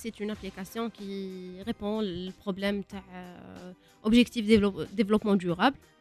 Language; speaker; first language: French; non-native, local second language; Arabic